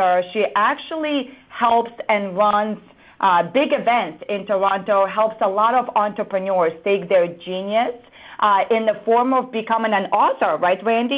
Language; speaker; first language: English; non-native, fluent; Russian